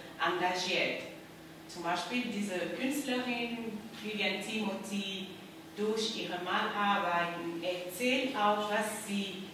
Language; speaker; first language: German; non-native, learner; French